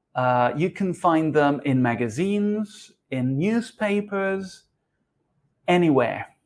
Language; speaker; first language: English; non-native, fluent; Spanish